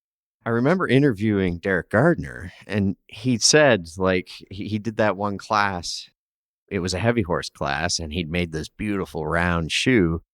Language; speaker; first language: English; native; English